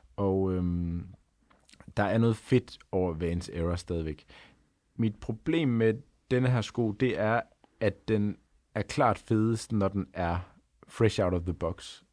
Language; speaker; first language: Danish; native; Danish